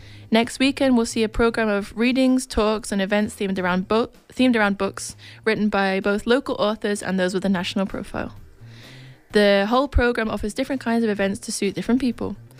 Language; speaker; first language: English; native; English